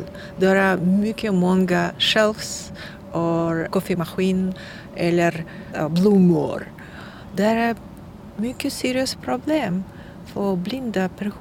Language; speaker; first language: Swedish; non-native, learner; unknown